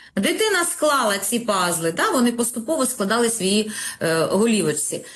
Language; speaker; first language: Ukrainian; non-native, local second language; Russian